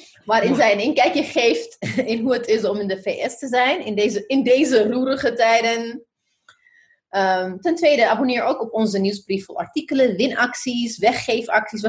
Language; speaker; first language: Dutch; non-native, fluent; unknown